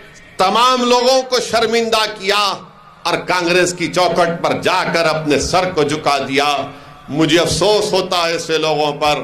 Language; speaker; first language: Urdu; native; Urdu